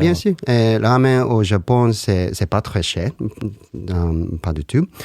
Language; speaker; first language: French; non-native, learner; Japanese